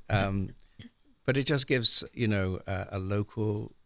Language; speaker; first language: English; native; English